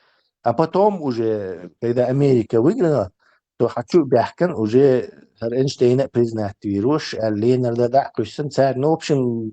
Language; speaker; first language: Russian; non-native, local second language; Chechen